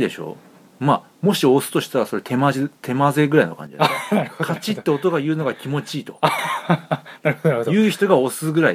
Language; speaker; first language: Japanese; native; Japanese